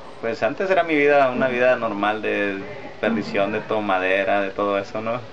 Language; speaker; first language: Spanish; native; Spanish